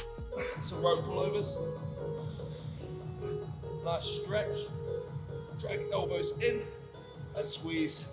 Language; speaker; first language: English; native; English